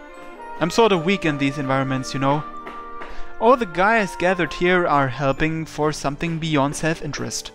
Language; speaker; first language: English; native; English